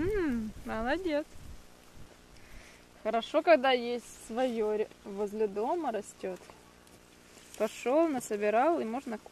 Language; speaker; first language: Russian; non-native, local second language; Ukrainian